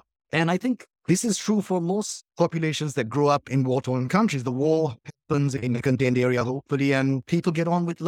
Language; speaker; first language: English; native; English